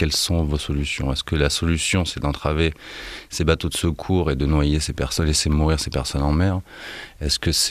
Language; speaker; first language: French; native; French